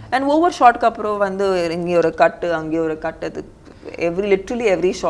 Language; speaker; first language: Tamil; non-native, local second language; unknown